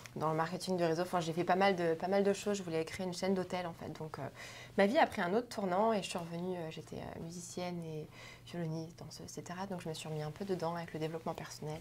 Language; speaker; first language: French; native; French